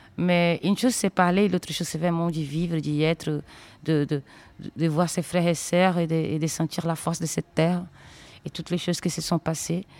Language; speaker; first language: French; non-native, fluent; Portuguese